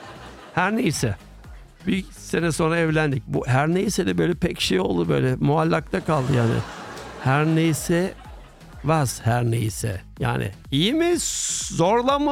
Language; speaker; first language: Turkish; native; Turkish